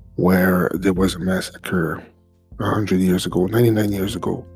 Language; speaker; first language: English; non-native, fluent; French